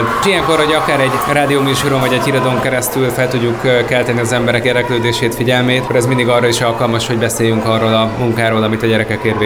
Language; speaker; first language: Hungarian; native; Hungarian